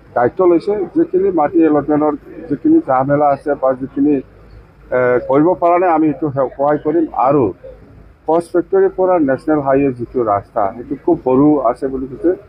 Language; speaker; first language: Assamese; non-native, local second language; Bodo